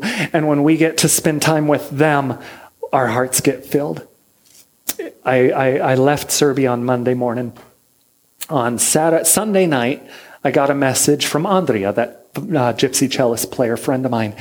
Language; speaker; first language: English; native; English